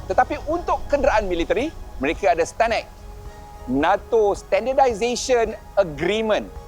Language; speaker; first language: Malay; native; Malay